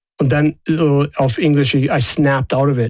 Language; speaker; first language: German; non-native, fluent; English